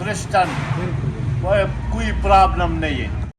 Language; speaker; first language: Hindi; non-native, local second language; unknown